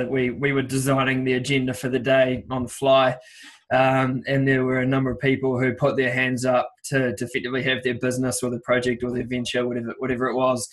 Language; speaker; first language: English; native; English